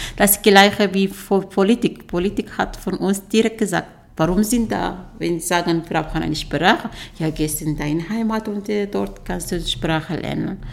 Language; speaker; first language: German; non-native, learner; Arabic